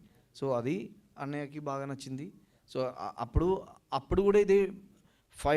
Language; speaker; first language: Telugu; non-native, learner; Malayalam